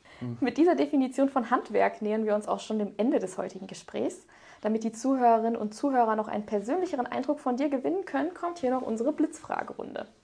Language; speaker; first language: German; native; German